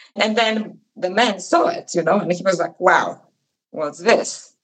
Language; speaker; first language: English; non-native, fluent; Polish